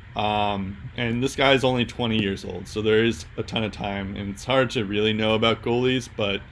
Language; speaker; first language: English; native; English